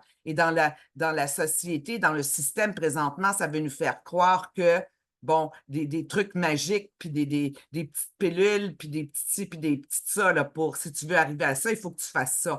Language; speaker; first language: French; native; French